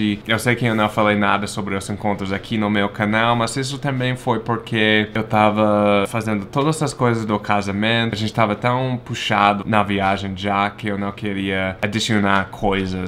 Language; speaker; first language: Portuguese; non-native, fluent; English